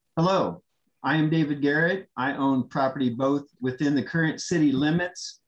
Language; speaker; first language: English; native; English